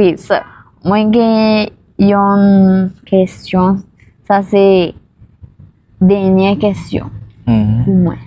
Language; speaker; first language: French; non-native, learner; Spanish